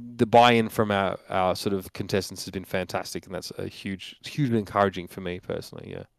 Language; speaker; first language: English; native; English